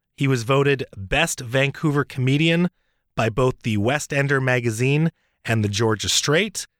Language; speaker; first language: English; early bilingual, other home language; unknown